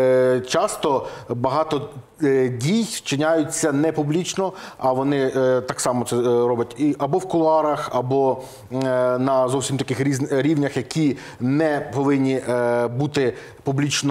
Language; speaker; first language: Ukrainian; native; Ukrainian